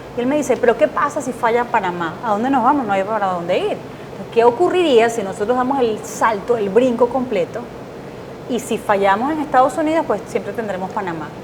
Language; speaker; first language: Spanish; native; Spanish